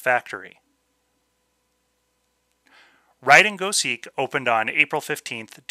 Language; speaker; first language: English; native; English